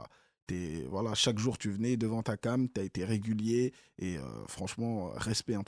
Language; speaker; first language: French; native; French